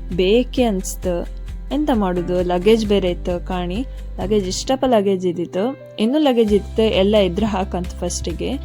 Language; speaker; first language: Kannada; non-native, local second language; Konkani